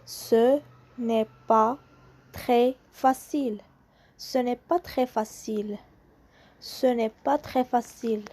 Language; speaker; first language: French; non-native, local second language; Arabic